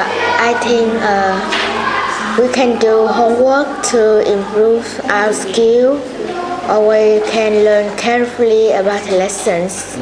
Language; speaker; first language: English; non-native, learner; Vietnamese